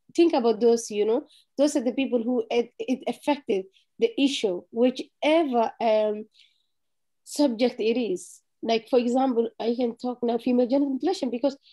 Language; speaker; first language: English; non-native, fluent; Somali